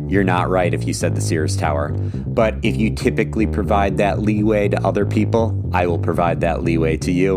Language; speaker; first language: English; native; English